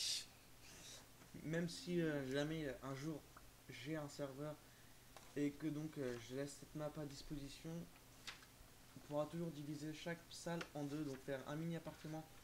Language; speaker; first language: French; native; French